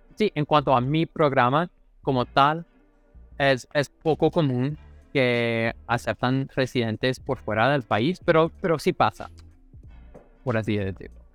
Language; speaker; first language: Spanish; non-native, fluent; English